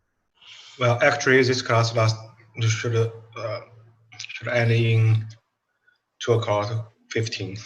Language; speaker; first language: English; non-native, learner; Chinese